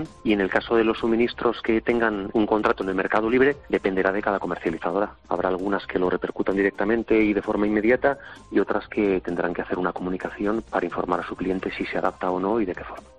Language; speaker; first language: Spanish; native; Spanish